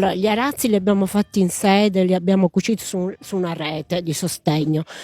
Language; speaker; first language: Italian; native; Italian